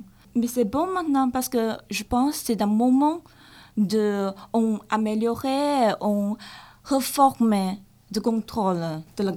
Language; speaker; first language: French; non-native, learner; Chinese